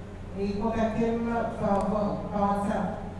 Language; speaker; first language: Spanish; non-native, fluent; Haitian Creole